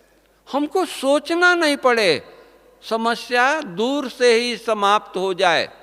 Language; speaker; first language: Hindi; native; Hindi